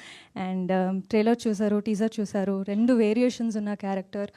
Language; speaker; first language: Telugu; non-native, fluent; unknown